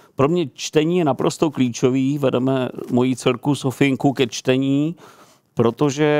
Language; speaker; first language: Czech; native; Czech